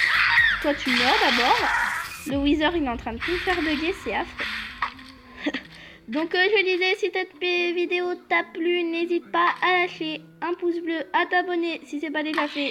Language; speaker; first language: French; native; French